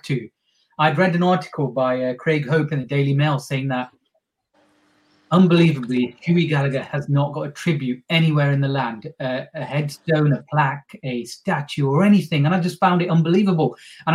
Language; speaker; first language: English; native; English